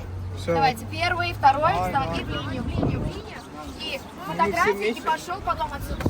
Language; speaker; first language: Russian; native; Russian